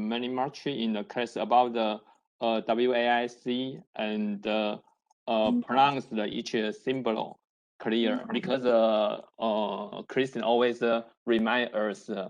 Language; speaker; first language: English; non-native, learner; Chinese